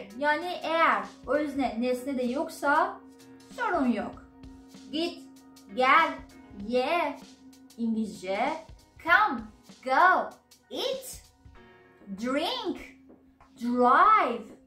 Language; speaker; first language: Turkish; non-native, fluent; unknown